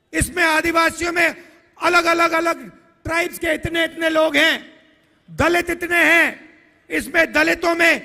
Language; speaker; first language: Hindi; native; Hindi